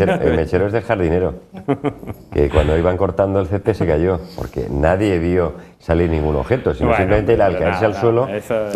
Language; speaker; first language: Spanish; native; Spanish